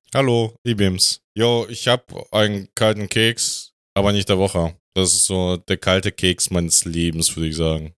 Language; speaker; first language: German; non-native, fluent; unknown